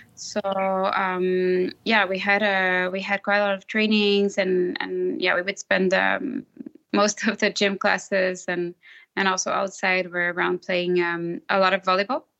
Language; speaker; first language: English; non-native, fluent; French